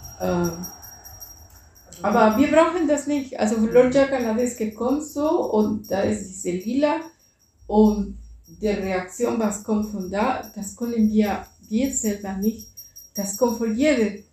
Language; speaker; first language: German; non-native, fluent; Spanish